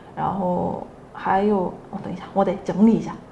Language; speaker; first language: Chinese; non-native, fluent; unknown